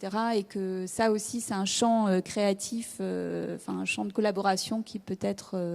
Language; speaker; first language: French; native; French